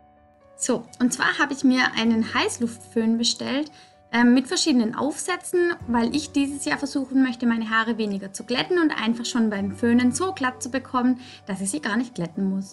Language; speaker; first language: German; native; German